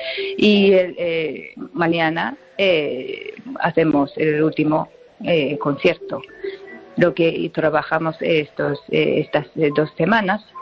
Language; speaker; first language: Spanish; non-native, learner; Japanese